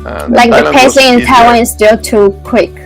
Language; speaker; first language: English; non-native, learner; Chinese